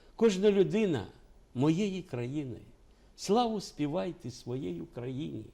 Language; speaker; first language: Ukrainian; non-native, local second language; Russian